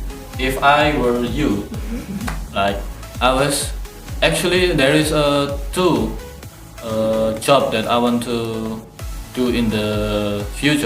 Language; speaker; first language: English; non-native, learner; Indonesian